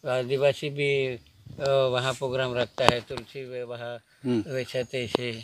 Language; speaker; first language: Hindi; non-native, local second language; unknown